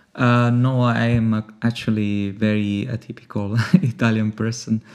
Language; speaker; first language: English; non-native, fluent; Italian